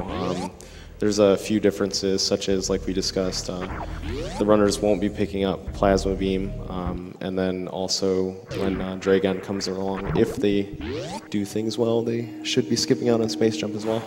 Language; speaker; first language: English; native; English